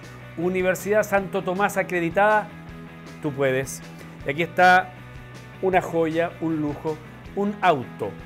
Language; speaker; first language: Spanish; native; Spanish